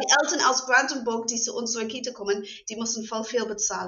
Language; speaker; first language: German; non-native, fluent; English